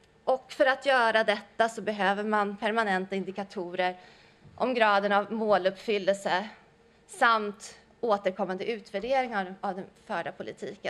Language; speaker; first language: Swedish; native; Swedish